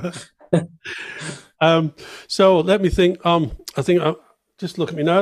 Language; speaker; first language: English; native; English